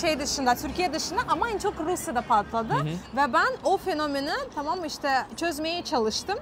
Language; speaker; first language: Turkish; non-native, fluent; Russian